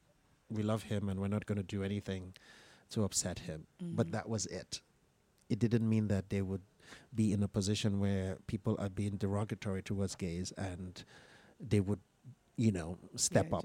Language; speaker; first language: English; non-native, local second language; Igbo